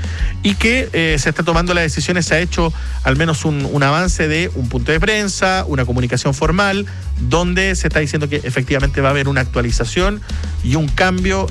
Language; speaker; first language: Spanish; native; Spanish